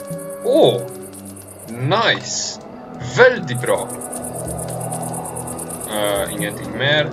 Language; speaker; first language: Swedish; non-native, learner; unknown